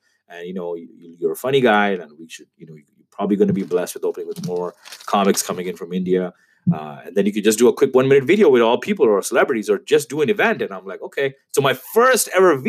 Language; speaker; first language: English; non-native, local second language; Urdu